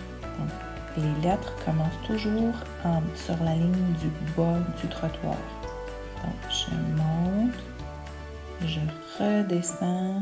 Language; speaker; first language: French; native; French